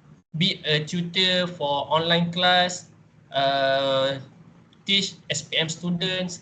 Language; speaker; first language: English; non-native, learner; Malay